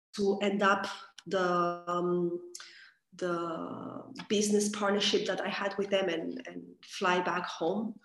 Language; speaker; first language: English; non-native, fluent; Catalan